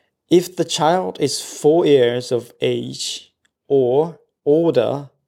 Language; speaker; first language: English; non-native, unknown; Japanese